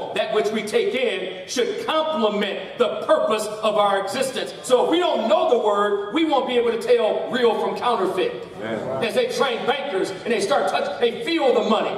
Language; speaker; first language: English; native; English